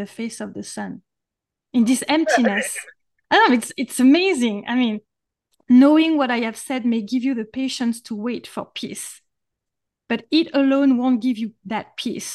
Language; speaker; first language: English; non-native, fluent; French